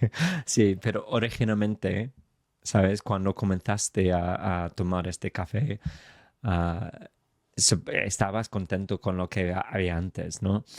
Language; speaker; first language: Spanish; non-native, fluent; English